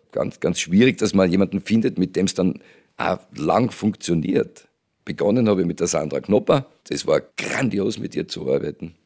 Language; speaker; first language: German; native; German